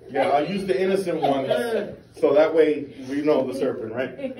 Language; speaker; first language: English; native; English